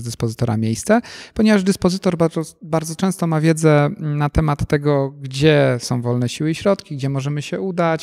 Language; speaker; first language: Polish; native; Polish